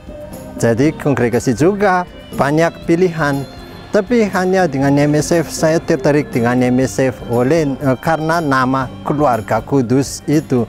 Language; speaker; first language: Indonesian; non-native, fluent; Malagasy